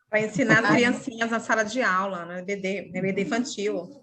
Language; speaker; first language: Portuguese; native; Portuguese